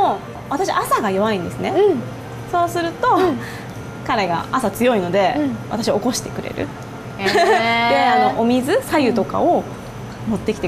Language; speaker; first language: Japanese; native; Japanese